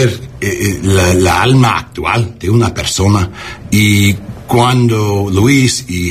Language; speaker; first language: Spanish; non-native, learner; English